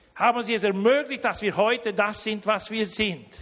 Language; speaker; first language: German; early bilingual, heritage; Romanian